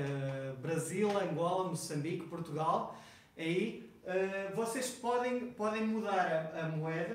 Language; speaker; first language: Portuguese; non-native, fluent; Spanish